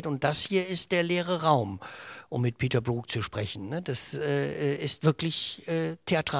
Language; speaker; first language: German; native; German